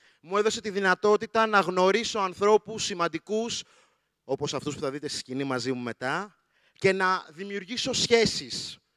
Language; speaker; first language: Greek; early bilingual, other home language; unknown